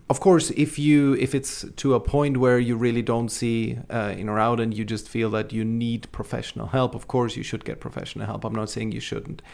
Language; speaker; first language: English; non-native, fluent; Czech